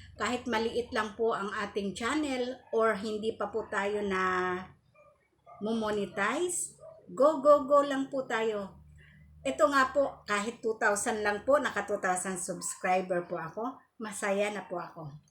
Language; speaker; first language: Filipino; non-native, local second language; Cebuano